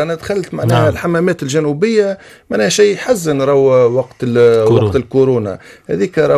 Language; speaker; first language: Arabic; native; Arabic